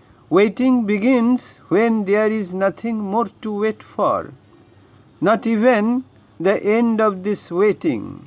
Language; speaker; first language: English; non-native, local second language; Bangla